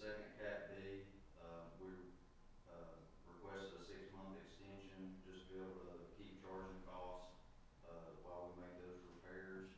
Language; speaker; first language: English; native; English